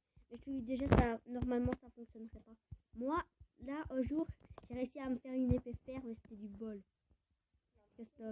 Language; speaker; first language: French; native; French